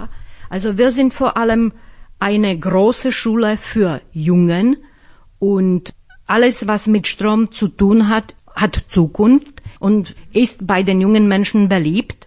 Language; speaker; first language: German; non-native, fluent; Slovak